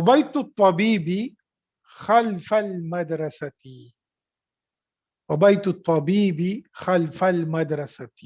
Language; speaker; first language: Arabic; non-native, fluent; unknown